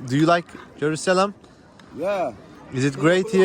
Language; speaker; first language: English; non-native, learner; Turkish